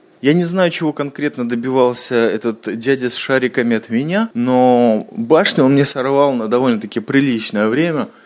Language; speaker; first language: Russian; native; Russian